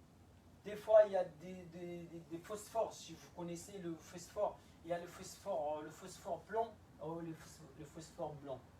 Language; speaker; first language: French; non-native, fluent; Arabic